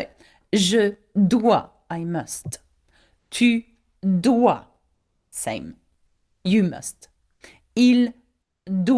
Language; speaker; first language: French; non-native, fluent; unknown